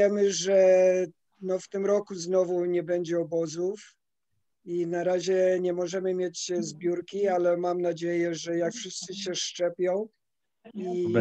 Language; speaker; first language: Polish; early bilingual, heritage; Polish